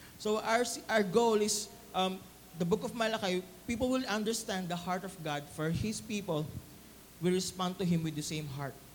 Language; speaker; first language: English; non-native, local second language; Filipino